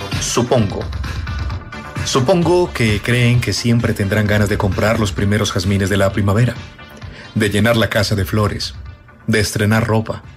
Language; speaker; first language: Spanish; native; Spanish